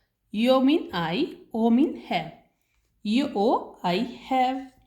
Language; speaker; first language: English; non-native, learner; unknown